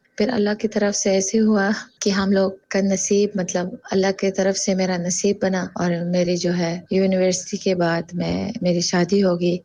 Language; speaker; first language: Urdu; non-native, fluent; Tajik